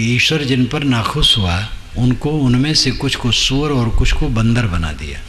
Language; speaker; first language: Hindi; non-native, local second language; Awadhi